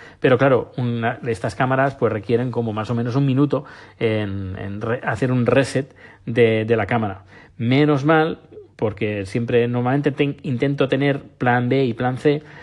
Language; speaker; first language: Spanish; native; Spanish